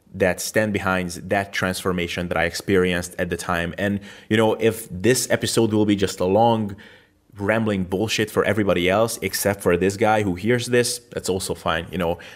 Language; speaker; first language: English; non-native, fluent; Hungarian